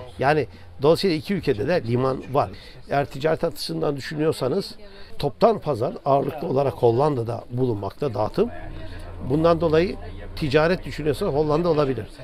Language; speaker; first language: Turkish; native; Turkish